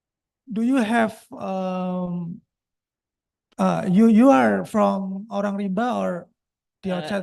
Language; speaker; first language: English; non-native, local second language; Indonesian